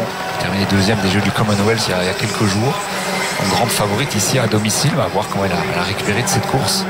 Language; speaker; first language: French; native; French